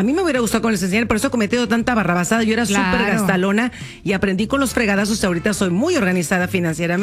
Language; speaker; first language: Spanish; native; Spanish